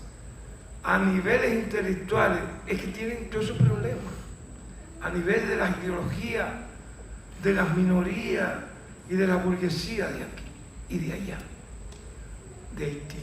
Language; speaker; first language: Spanish; native; Spanish